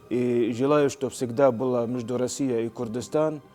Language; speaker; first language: Russian; non-native, fluent; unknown